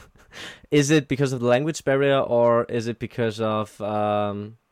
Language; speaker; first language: English; non-native, fluent; German